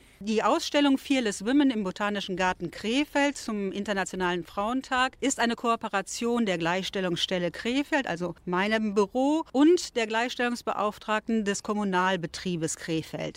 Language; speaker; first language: German; native; German